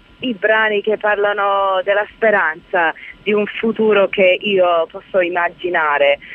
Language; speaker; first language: Italian; early bilingual, heritage; Italian